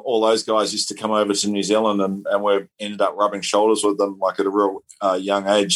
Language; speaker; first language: English; native; English